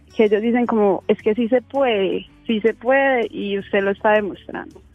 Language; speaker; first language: Spanish; native; Spanish